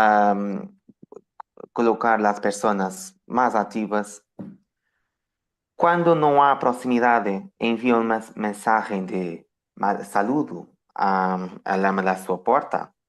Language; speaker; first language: Spanish; non-native, fluent; Portuguese